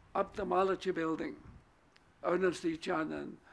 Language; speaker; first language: English; non-native, fluent; German